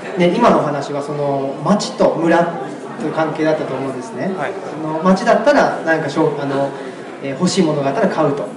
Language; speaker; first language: Japanese; native; Japanese